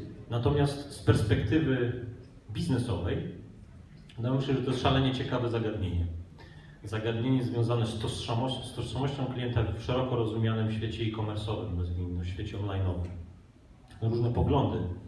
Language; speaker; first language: Polish; native; Polish